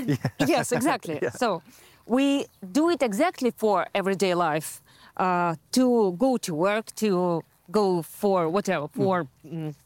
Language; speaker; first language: English; non-native, fluent; Russian